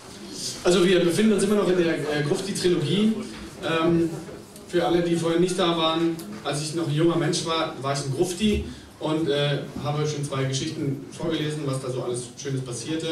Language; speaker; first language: German; native; German